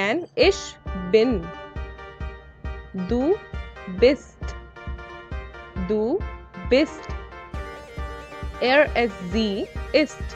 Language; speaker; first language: German; non-native, fluent; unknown